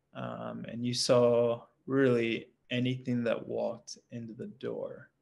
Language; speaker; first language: English; native; English